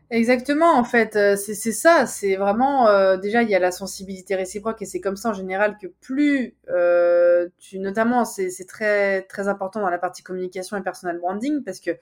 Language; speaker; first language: French; native; French